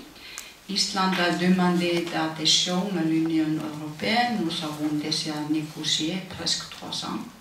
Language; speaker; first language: French; non-native, fluent; Icelandic